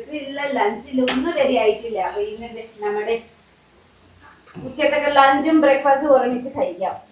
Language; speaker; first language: Malayalam; non-native, learner; Nepali